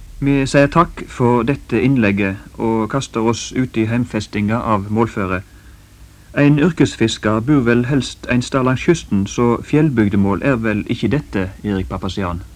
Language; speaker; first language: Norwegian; native; Norwegian